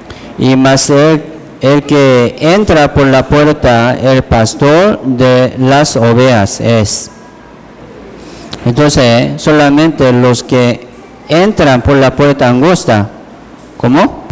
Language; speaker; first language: Spanish; non-native, learner; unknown